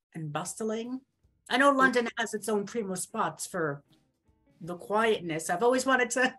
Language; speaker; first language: English; native; English